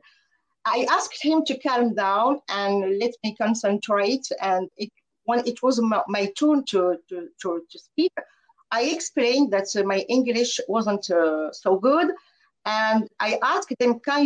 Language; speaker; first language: English; non-native, fluent; French